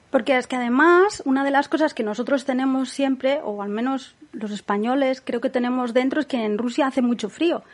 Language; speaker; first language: Spanish; native; Spanish